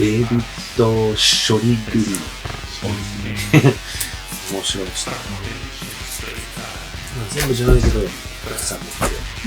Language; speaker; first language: Japanese; non-native, fluent; English